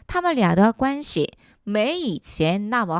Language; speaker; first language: Chinese; non-native, fluent; Korean